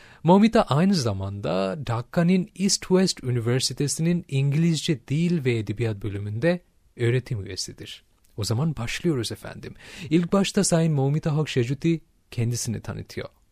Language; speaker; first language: Turkish; non-native, fluent; Bangla